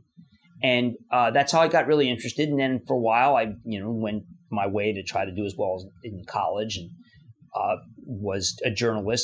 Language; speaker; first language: English; native; English